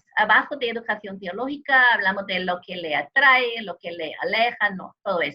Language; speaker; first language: Spanish; non-native, fluent; English